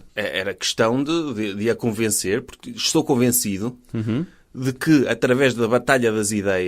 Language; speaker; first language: Portuguese; native; Portuguese